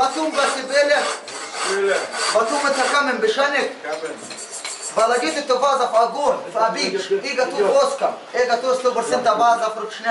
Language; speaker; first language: Russian; non-native, learner; Arabic